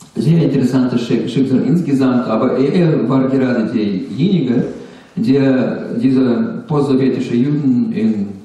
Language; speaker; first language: German; non-native, learner; Russian